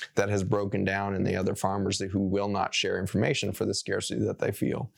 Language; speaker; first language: English; native; English